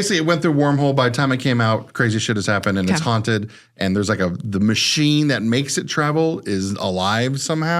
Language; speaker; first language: English; native; English